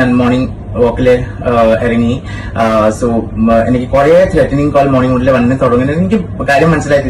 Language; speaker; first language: Malayalam; non-native, local second language; Assamese